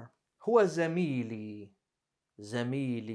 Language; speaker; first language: Arabic; non-native, fluent; English